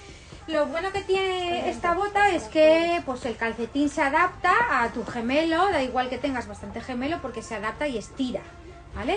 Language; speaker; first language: Spanish; native; Spanish